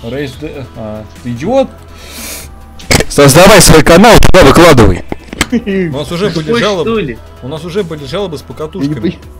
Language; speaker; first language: Russian; native; Russian